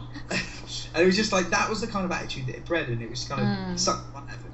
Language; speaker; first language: English; native; English